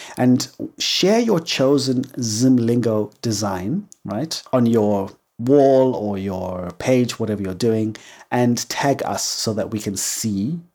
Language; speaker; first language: English; native; English